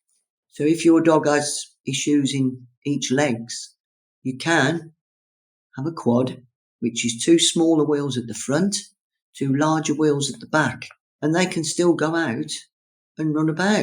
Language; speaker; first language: English; native; English